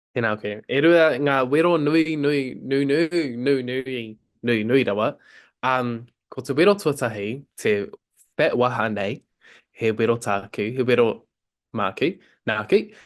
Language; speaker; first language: Māori; non-native, local second language; English